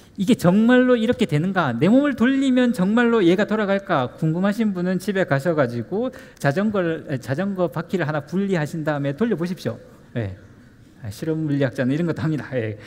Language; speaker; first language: Korean; native; Korean